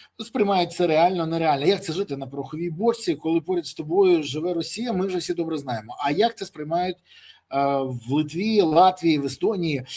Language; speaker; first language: Ukrainian; native; Ukrainian